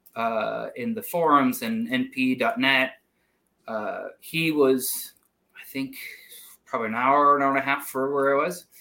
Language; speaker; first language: English; non-native, fluent; Spanish